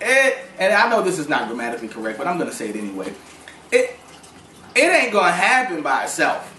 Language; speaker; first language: English; native; English